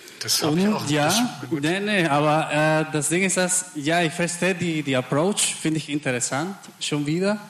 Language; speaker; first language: German; non-native, fluent; Spanish